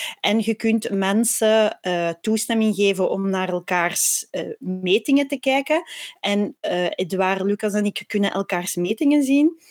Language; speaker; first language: Dutch; native; Dutch